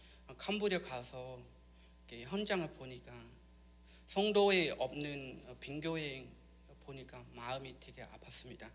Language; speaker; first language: Korean; non-native, learner; Khmer